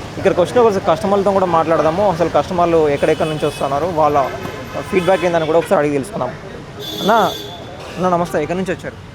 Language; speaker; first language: Telugu; native; Telugu